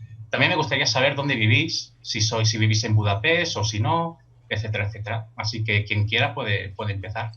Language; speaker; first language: Spanish; native; Spanish